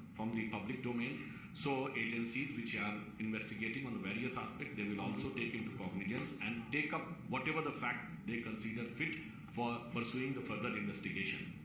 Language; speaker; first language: English; non-native, local second language; Hindi